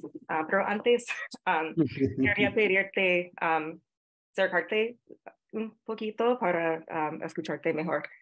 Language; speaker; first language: Spanish; non-native, fluent; English